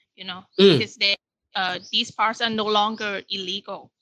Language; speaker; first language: English; non-native, fluent; Thai